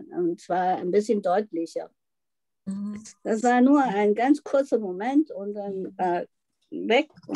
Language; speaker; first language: German; non-native, fluent; Chinese